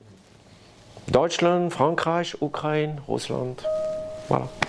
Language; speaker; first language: German; non-native, learner; French